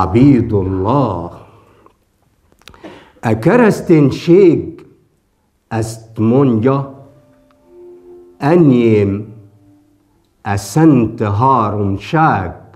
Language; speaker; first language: Hungarian; non-native, fluent; Arabic